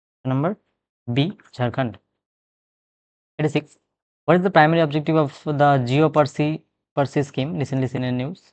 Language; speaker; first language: English; non-native, local second language; Bangla